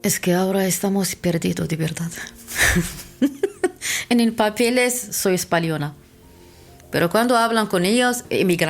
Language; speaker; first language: Spanish; non-native, learner; Arabic